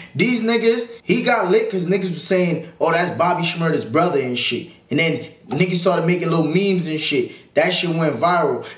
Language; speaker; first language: English; native; English